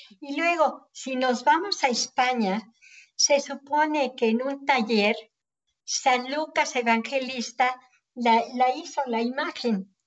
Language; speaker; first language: Spanish; native; Spanish